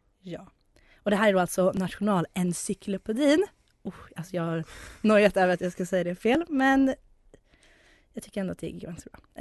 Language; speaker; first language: Swedish; native; Swedish